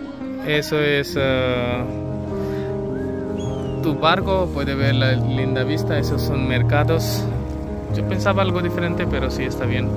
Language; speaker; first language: Spanish; non-native, learner; Hindi